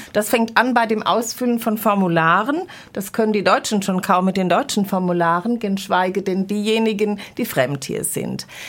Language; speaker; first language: German; native; German